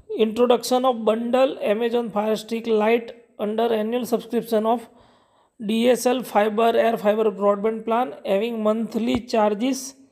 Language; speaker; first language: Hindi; non-native, local second language; Gujarati